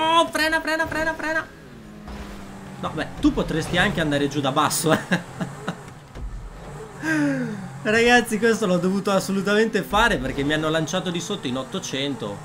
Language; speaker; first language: Italian; native; Italian